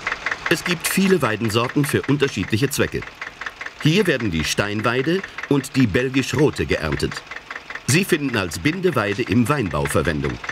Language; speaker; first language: German; native; German